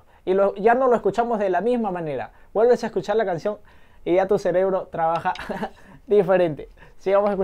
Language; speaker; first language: Spanish; native; Spanish